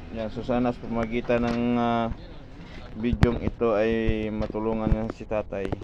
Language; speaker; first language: Filipino; non-native, local second language; Hiligaynon